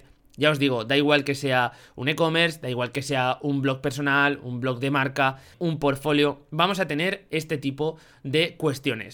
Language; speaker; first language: Spanish; native; Spanish